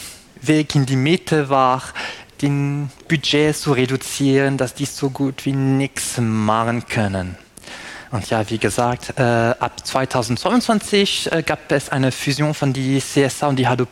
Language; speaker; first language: German; non-native, fluent; French